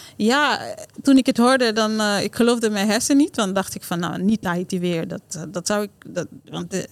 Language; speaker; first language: Dutch; non-native, learner; Haitian Creole